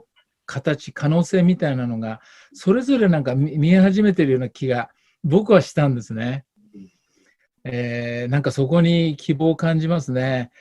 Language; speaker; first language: Japanese; native; Japanese